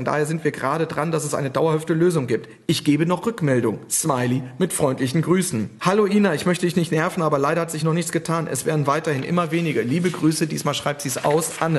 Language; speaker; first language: German; native; German